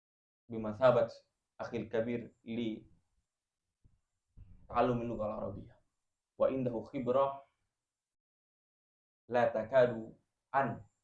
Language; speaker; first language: Arabic; non-native, fluent; Indonesian